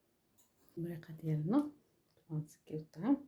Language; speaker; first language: Arabic; native; Arabic